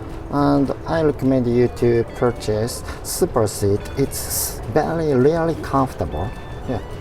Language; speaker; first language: English; non-native, learner; Japanese